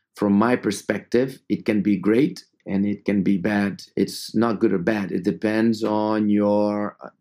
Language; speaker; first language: English; non-native, fluent; Portuguese